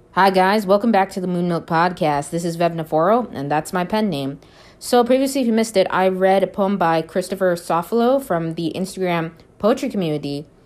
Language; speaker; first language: English; native; English